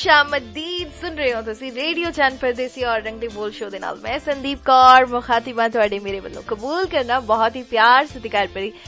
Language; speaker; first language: Hindi; non-native, local second language; Punjabi